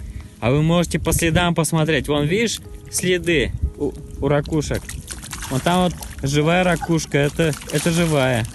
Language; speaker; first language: Russian; native; Russian